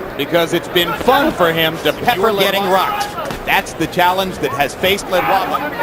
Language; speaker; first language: English; native; English